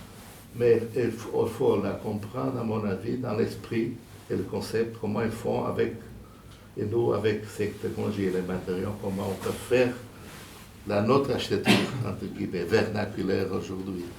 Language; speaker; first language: French; non-native, fluent; Portuguese